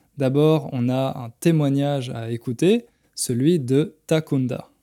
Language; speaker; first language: French; native; French